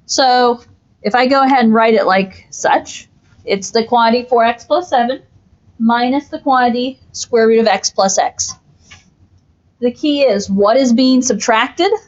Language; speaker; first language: English; native; English